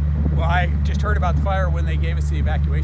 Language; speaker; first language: English; native; English